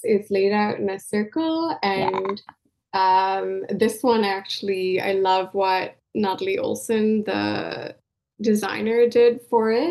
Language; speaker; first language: English; non-native, local second language; Urdu